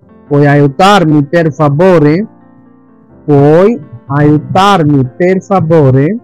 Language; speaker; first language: Italian; non-native, learner; Bangla